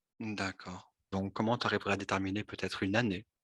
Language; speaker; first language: French; native; French